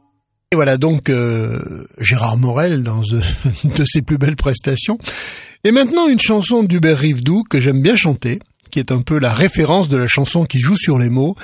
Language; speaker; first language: French; native; French